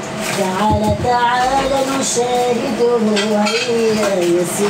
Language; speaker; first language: Arabic; native; Arabic